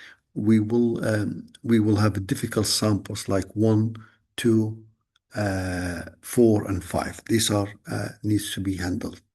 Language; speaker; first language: English; non-native, fluent; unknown